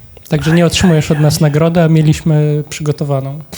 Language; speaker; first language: Polish; native; Polish